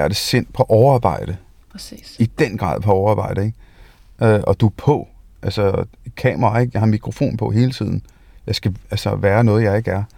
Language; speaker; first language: Danish; early bilingual, other home language; Hindi